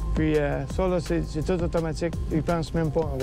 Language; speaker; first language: French; native; French